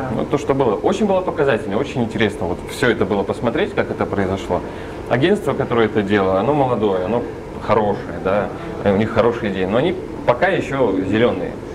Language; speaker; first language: Russian; native; Russian